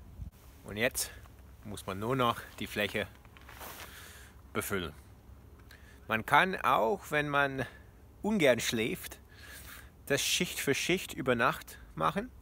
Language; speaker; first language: German; non-native, fluent; English